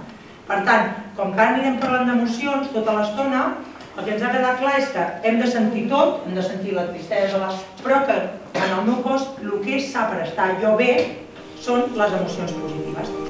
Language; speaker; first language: Catalan; native; Catalan